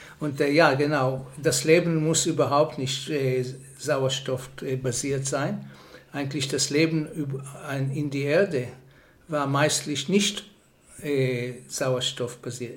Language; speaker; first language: German; non-native, fluent; Hebrew